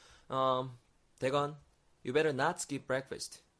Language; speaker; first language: English; non-native, fluent; Korean